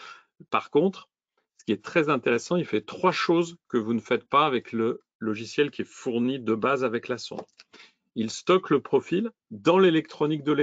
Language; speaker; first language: French; native; French